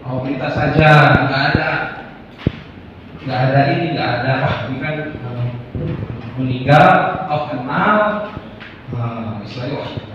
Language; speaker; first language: Indonesian; native; Indonesian